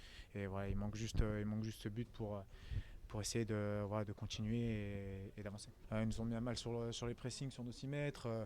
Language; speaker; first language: French; native; French